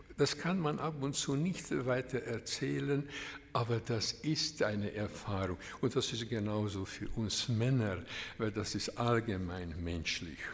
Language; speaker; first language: German; non-native, fluent; Hungarian